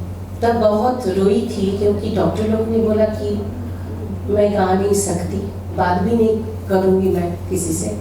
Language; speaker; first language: Hindi; non-native, local second language; Bangla